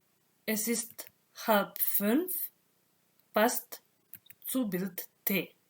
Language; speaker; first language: German; non-native, fluent; Macedonian